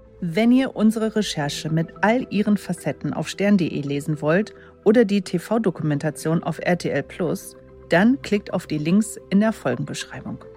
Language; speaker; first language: German; native; German